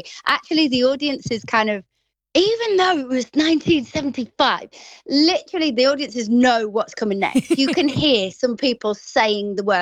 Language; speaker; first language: English; native; English